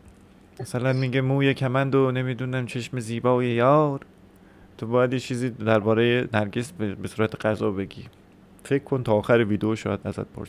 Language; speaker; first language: Persian; native; Persian